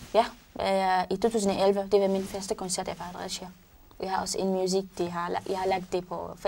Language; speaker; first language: Danish; non-native, learner; Arabic